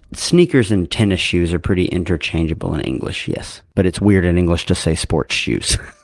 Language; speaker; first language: English; native; English